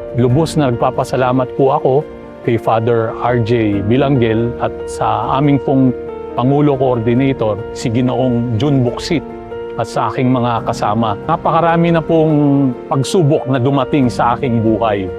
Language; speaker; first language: Filipino; native; Filipino